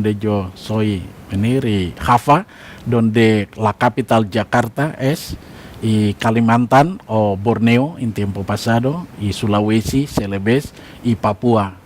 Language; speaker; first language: Spanish; non-native, learner; Indonesian